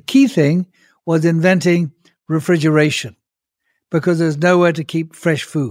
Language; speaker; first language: English; native; English